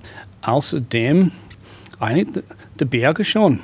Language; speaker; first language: German; non-native, fluent; English